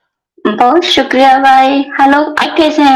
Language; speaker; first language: Hindi; non-native, local second language; Kannada